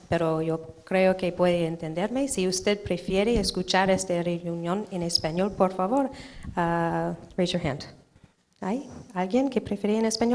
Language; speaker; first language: Spanish; non-native, learner; English